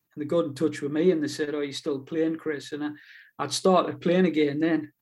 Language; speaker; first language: English; native; English